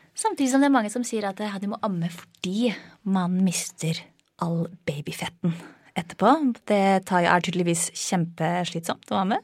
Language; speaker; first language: Norwegian; non-native, fluent; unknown